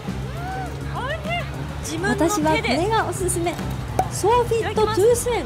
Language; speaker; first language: Japanese; native; Japanese